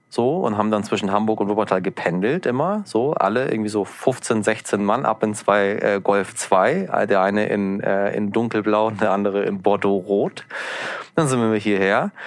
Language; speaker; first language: German; early bilingual, other home language; Persian